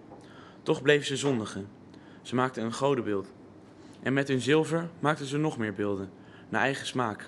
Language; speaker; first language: Dutch; native; Dutch